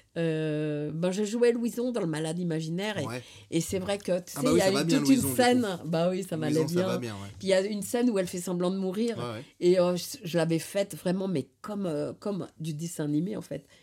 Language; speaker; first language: French; native; French